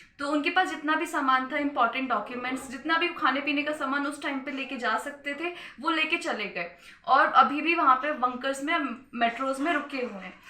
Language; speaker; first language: Hindi; native; Hindi